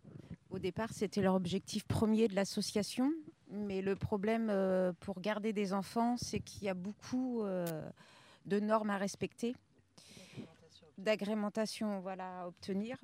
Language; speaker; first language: French; native; French